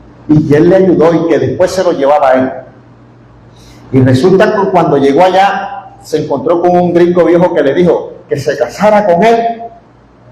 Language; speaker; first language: Spanish; native; Spanish